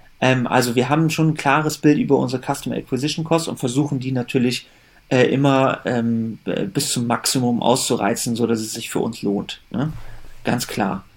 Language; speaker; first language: German; early bilingual, other home language; Persian